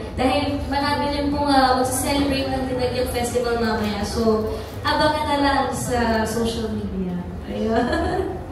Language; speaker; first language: Filipino; native; Filipino